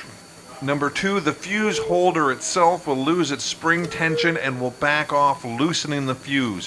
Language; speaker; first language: English; native; English